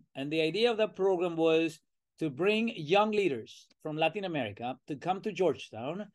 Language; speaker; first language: English; non-native, fluent; Spanish